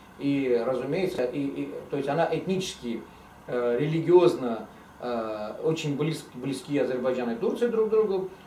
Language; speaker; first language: Russian; non-native, local second language; Armenian